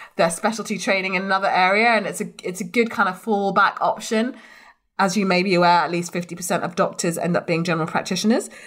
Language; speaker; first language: English; native; English